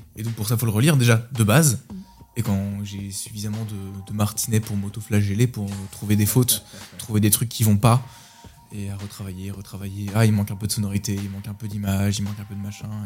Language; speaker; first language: French; native; French